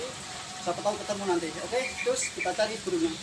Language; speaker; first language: Indonesian; non-native, local second language; Javanese